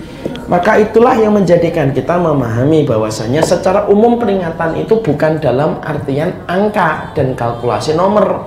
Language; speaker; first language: Indonesian; native; Indonesian